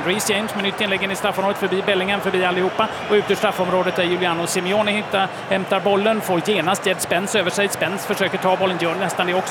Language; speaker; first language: Swedish; native; Swedish